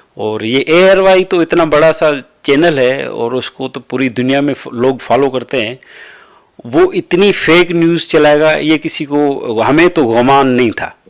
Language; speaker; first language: Urdu; non-native, local second language; Sindhi